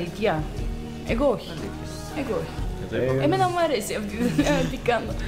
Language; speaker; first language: Greek; non-native, fluent; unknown